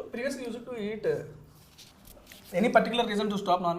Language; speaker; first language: Telugu; native; Telugu